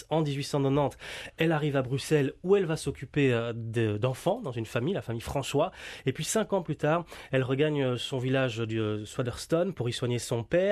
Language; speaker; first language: French; native; French